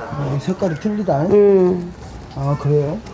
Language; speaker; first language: Korean; native; Korean